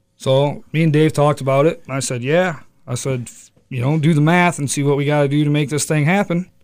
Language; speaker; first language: English; native; English